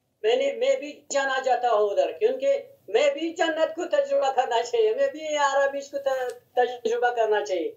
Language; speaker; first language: Hindi; non-native, learner; Hazaragi